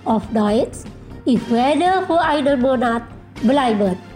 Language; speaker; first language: German; non-native, fluent; Indonesian